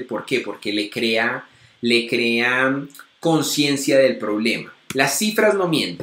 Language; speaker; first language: Spanish; native; Spanish